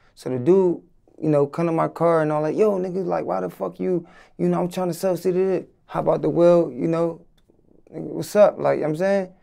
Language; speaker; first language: English; native; English